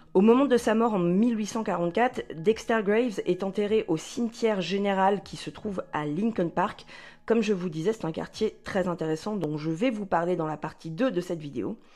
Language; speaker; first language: French; native; French